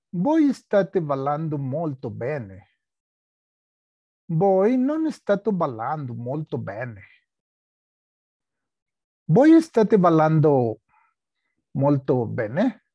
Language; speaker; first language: Italian; non-native, learner; Spanish